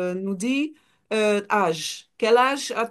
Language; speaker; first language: French; non-native, learner; Portuguese